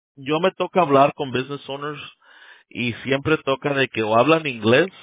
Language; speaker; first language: Spanish; early bilingual, heritage; Spanish